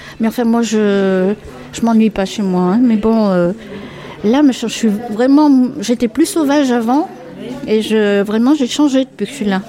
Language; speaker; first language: French; native; French